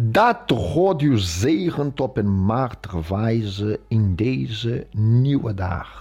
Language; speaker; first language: Dutch; non-native, fluent; Portuguese